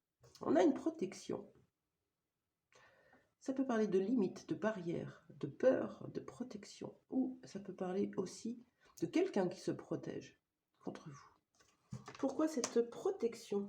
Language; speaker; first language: French; native; French